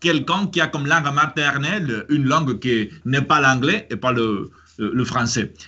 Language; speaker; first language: French; non-native, fluent; Spanish